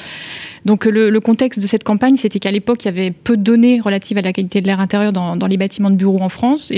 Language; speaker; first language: French; native; French